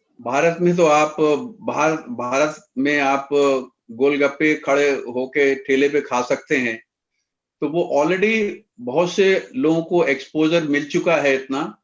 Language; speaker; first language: Hindi; native; Hindi